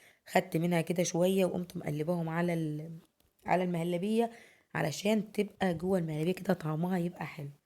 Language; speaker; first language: Arabic; native; Arabic